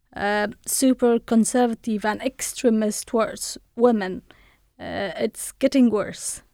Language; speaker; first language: English; non-native, fluent; Persian